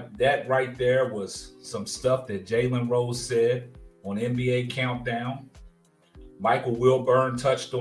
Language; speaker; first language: English; native; English